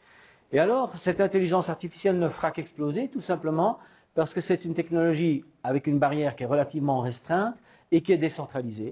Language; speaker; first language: French; native; French